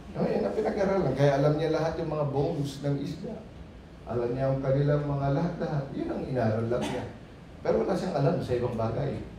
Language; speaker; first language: Filipino; non-native, local second language; Iloko